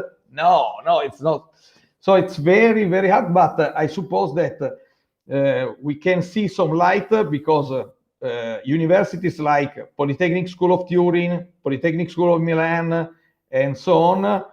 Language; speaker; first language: English; non-native, fluent; Italian